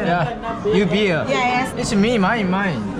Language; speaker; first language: English; non-native, learner; Korean